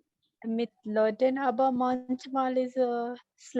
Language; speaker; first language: German; non-native, learner; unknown